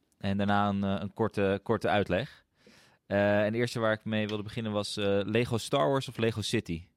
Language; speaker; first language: Dutch; native; Dutch